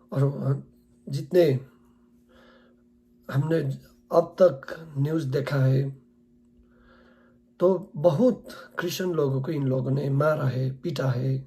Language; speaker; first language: Hindi; non-native, learner; Nepali